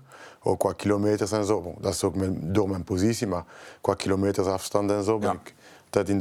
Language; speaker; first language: Dutch; non-native, local second language; French